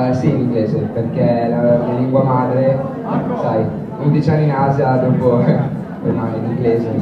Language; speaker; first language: Italian; early bilingual, heritage; English